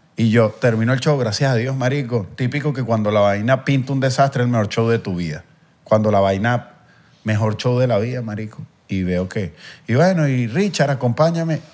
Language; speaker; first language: Spanish; native; Spanish